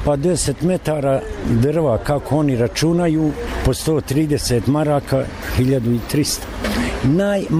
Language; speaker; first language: Bosnian; native; Bosnian